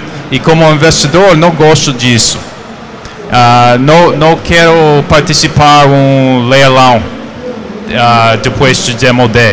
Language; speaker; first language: Portuguese; non-native, fluent; English